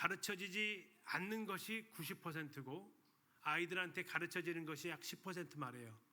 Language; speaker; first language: Korean; native; Korean